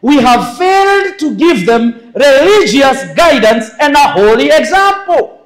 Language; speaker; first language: English; non-native, local second language; Swahili